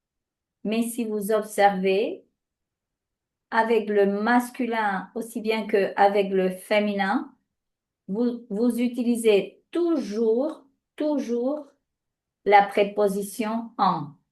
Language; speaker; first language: French; non-native, fluent; Spanish